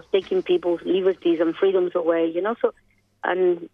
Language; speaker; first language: English; non-native, fluent; Spanish